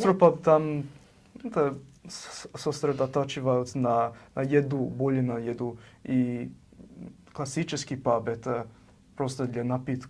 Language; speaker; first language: Russian; non-native, fluent; English